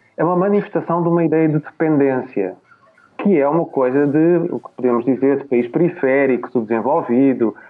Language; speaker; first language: Portuguese; native; Portuguese